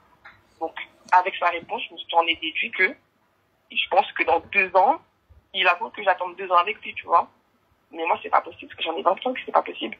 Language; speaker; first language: French; native; French